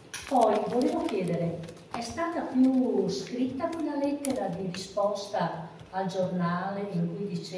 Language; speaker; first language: Italian; native; Italian